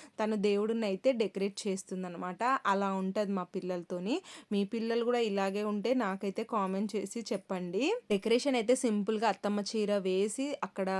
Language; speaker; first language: Telugu; non-native, local second language; Kannada